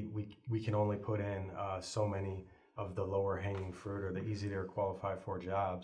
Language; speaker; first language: English; native; English